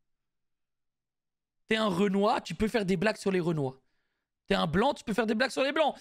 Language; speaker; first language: French; native; French